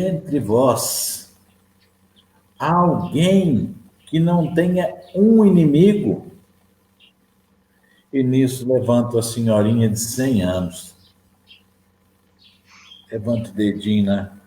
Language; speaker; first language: Portuguese; native; Portuguese